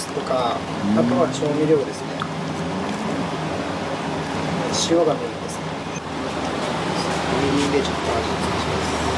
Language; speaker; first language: Japanese; native; Japanese